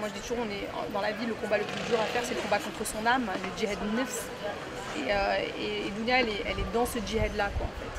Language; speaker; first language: French; native; French